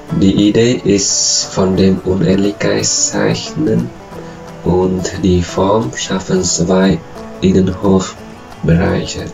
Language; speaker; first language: German; non-native, learner; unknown